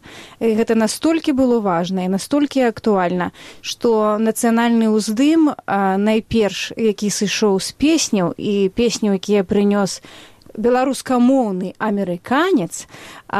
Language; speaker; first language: Belarusian; native; Belarusian